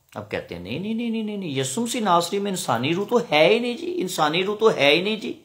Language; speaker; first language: Urdu; non-native, local second language; Punjabi